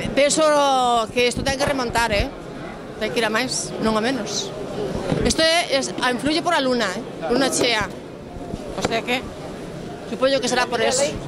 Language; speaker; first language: Galician; native; Galician